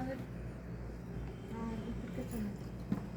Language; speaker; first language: Spanish; native; Spanish